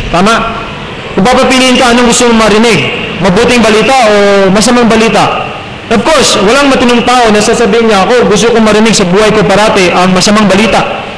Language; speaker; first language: Filipino; non-native, local second language; Cebuano